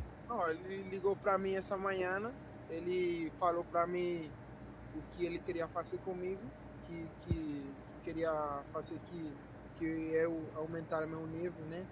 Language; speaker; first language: Portuguese; non-native, fluent; Spanish